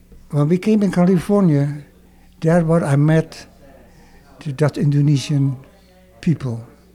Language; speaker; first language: English; non-native, fluent; Dutch